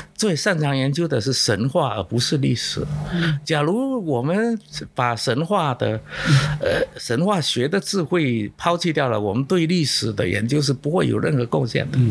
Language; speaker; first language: Chinese; non-native, local second language; Min Nan Chinese